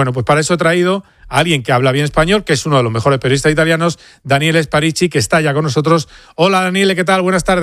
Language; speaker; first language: Spanish; native; Spanish